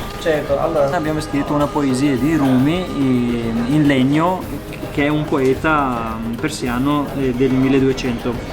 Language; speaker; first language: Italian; non-native, fluent; Persian